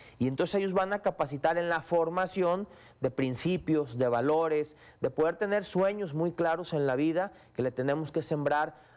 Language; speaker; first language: Spanish; native; Spanish